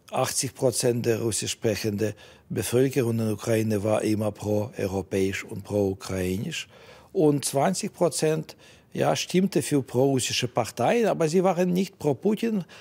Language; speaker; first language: German; non-native, fluent; Russian